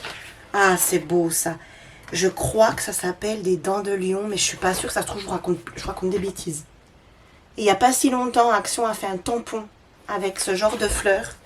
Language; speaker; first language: French; native; French